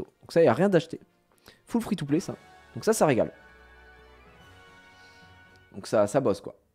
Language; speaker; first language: French; native; French